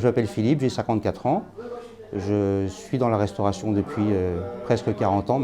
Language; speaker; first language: French; native; French